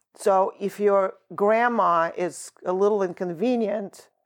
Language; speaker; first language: English; early bilingual, other home language; Russian